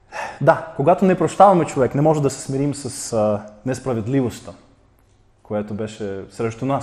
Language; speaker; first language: Bulgarian; non-native, fluent; Russian